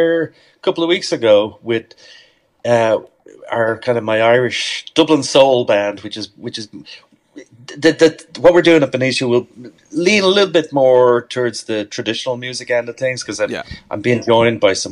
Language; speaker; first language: English; native; English